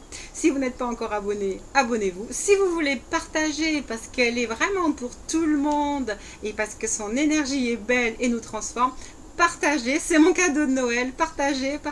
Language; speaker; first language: French; native; French